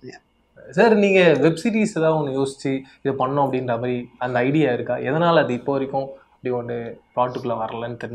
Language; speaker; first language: Tamil; native; Tamil